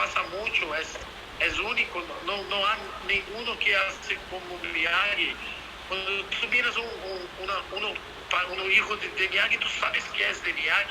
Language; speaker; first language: Spanish; non-native, learner; Portuguese